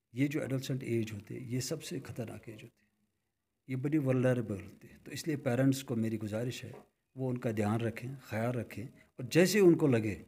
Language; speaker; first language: Hindi; non-native, local second language; Kashmiri